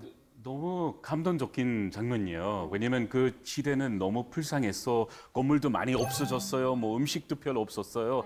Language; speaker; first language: Korean; non-native, fluent; English